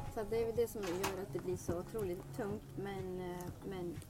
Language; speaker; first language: Swedish; native; Swedish